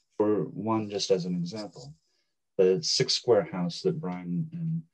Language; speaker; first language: English; native; English